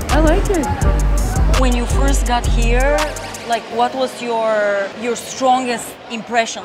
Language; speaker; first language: English; non-native, fluent; Bulgarian